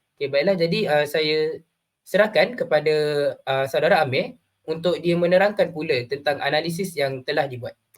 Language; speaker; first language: Malay; native; Malay